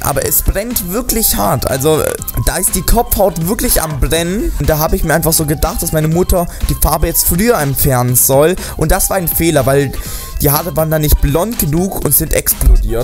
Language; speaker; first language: German; native; German